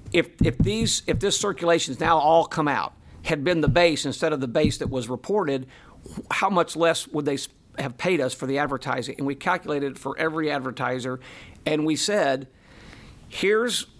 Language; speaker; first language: English; native; English